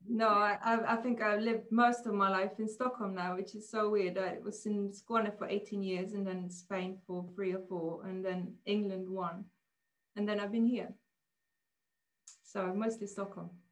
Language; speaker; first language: English; non-native, fluent; Swedish